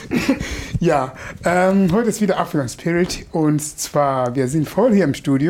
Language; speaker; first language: German; non-native, fluent; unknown